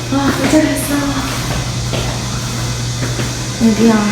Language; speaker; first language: Korean; non-native, fluent; Japanese